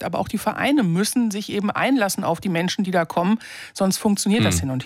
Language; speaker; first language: German; native; German